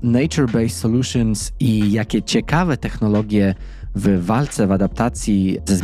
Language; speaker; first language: Polish; native; Polish